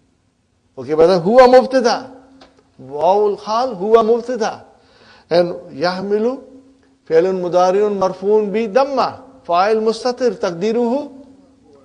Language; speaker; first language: Arabic; non-native, fluent; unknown